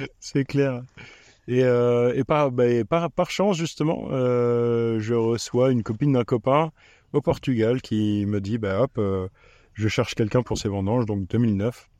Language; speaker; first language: French; native; French